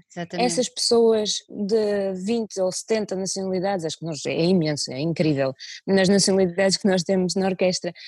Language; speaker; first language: Portuguese; non-native, fluent; Russian